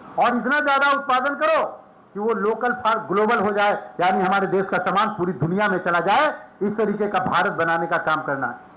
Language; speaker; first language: Hindi; native; Hindi